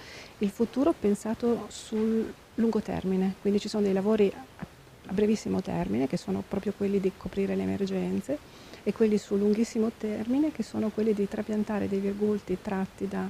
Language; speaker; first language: Italian; native; Italian